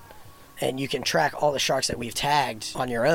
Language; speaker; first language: English; native; English